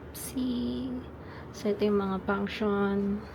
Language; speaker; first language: Filipino; native; Filipino